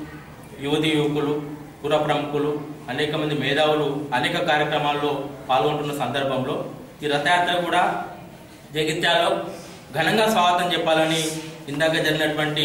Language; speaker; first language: Telugu; native; Telugu